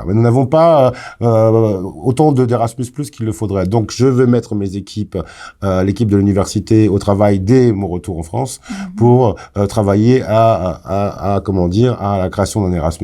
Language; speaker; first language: French; native; French